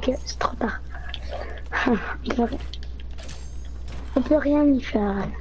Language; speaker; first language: French; native; French